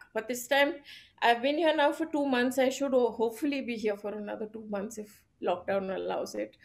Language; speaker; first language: English; non-native, local second language; Gujarati